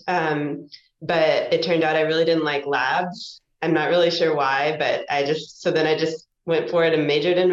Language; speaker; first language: English; native; English